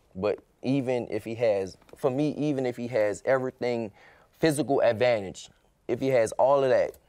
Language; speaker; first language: English; native; English